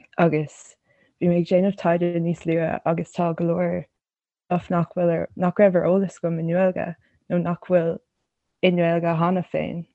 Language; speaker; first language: Irish; non-native, local second language; English